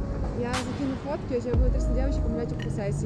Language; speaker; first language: Russian; native; Russian